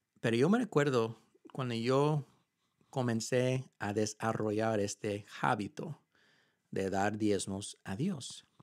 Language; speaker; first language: Spanish; early bilingual, heritage; Spanish